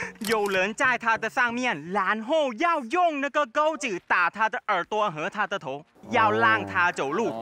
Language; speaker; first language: Chinese; non-native, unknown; Thai